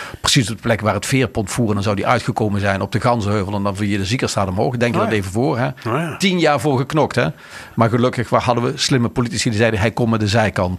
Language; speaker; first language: Dutch; native; Dutch